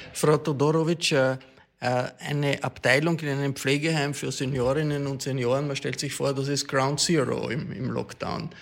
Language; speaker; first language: German; native; German